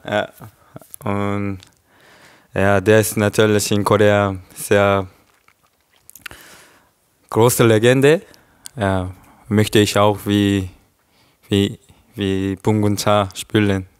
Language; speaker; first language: German; non-native, learner; Korean